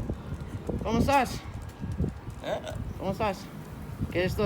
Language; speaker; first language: Spanish; non-native, learner; English